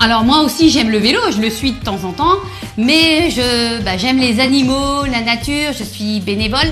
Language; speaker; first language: French; native; French